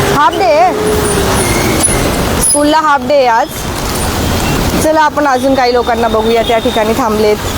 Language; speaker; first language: Marathi; native; Marathi